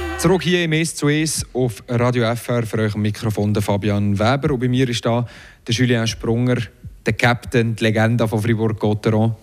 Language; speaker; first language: German; native; German